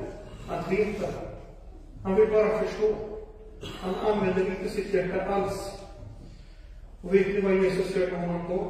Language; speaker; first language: Swedish; non-native, fluent; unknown